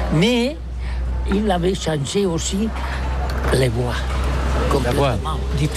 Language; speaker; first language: French; non-native, learner; Catalan